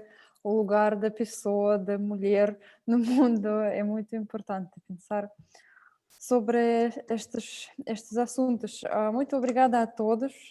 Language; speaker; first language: Portuguese; non-native, fluent; Russian